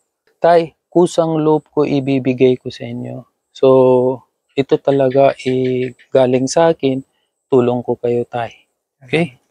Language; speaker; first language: Filipino; non-native, learner; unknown